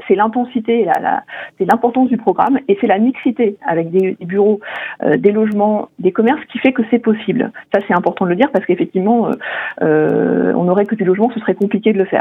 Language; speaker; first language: French; native; French